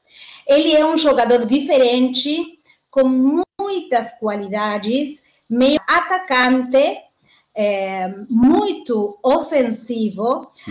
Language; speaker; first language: Portuguese; non-native, learner; Spanish